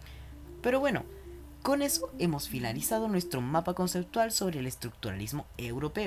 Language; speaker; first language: Spanish; native; Spanish